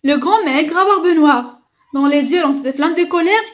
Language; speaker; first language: French; non-native, local second language; Arabic